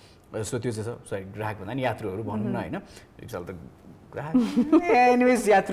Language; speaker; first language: Nepali; native; Nepali